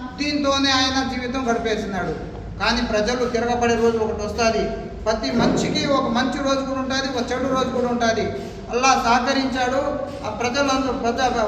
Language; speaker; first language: Telugu; non-native, local second language; Urdu